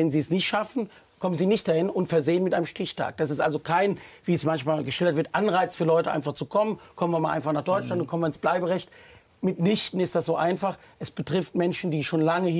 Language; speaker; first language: German; native; German